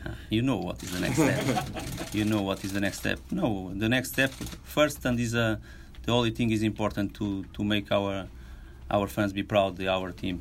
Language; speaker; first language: English; non-native, fluent; Portuguese